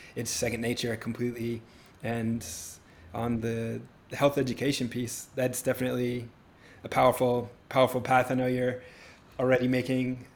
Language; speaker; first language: English; native; English